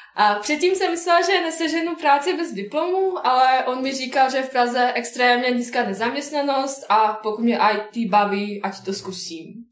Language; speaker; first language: Czech; non-native, fluent; Bosnian